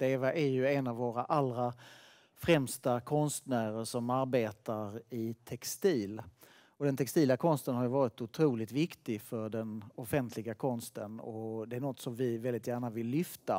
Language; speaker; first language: Swedish; native; Swedish